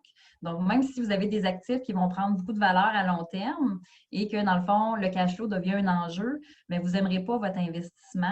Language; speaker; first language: French; native; French